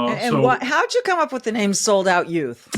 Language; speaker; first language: English; native; English